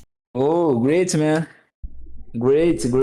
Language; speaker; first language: English; non-native, learner; Portuguese